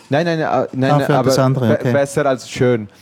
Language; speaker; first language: German; non-native, local second language; Italian